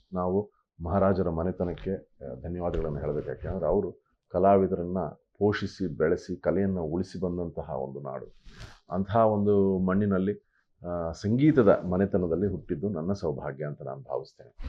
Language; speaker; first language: Kannada; native; Kannada